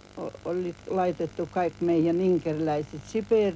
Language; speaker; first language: Finnish; early bilingual, heritage; Finnish